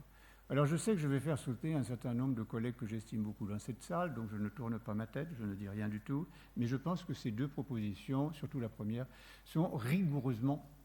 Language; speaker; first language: French; native; French